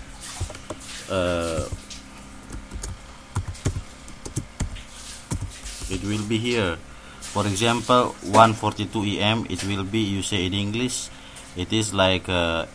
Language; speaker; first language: English; non-native, learner; Indonesian